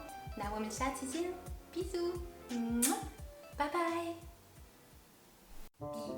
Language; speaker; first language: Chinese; non-native, fluent; French